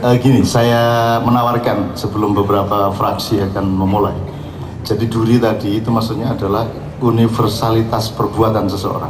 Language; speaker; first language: Indonesian; non-native, local second language; Javanese